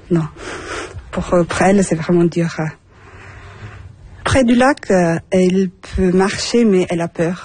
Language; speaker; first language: French; non-native, fluent; Turkish